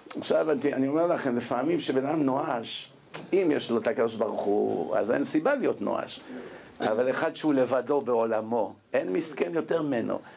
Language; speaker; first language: Hebrew; native; Hebrew